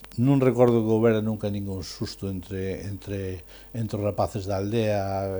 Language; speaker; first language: Galician; native; Galician